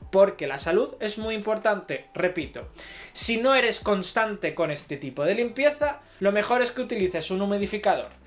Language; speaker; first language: Spanish; native; Spanish